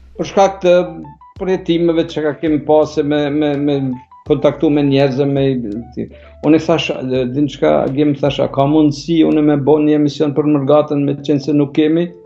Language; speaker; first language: Albanian; native; Albanian